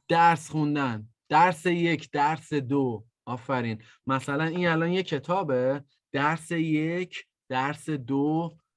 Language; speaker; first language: Persian; native; Persian